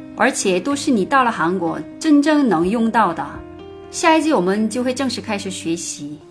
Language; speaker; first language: Chinese; non-native, fluent; Korean